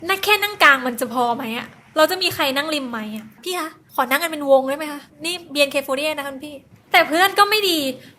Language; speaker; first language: Thai; native; Thai